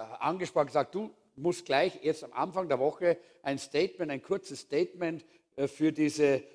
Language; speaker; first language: German; native; German